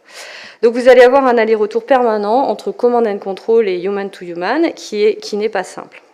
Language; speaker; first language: French; native; French